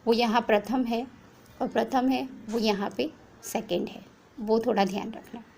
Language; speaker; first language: Hindi; non-native, local second language; Gujarati